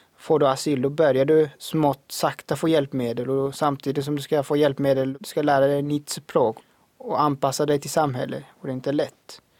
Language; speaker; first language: Swedish; non-native, fluent; Arabic